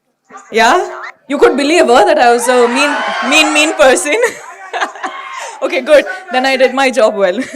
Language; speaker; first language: Telugu; non-native, fluent; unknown